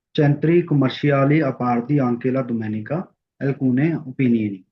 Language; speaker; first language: Italian; non-native, fluent; Hindi